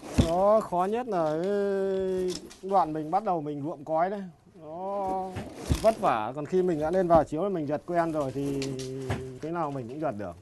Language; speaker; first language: Vietnamese; native; Vietnamese